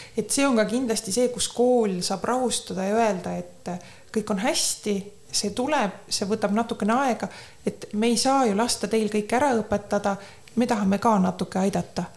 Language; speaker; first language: Estonian; native; Estonian